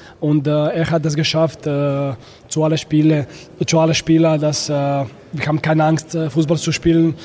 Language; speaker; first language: German; non-native, learner; Croatian